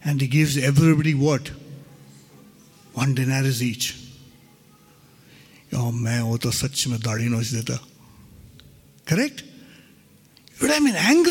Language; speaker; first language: English; non-native, local second language; Hindi